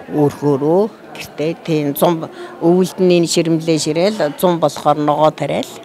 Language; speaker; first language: Mongolian; native; Mongolian